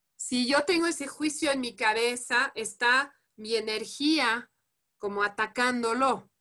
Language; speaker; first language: Spanish; non-native, fluent; French